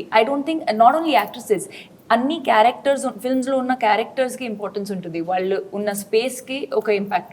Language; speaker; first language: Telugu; non-native, fluent; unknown